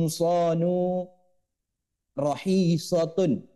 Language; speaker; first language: Arabic; non-native, fluent; Indonesian